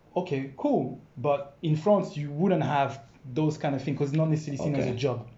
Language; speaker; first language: English; non-native, fluent; French